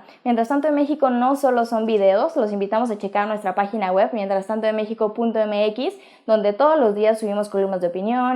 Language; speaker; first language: Spanish; native; Spanish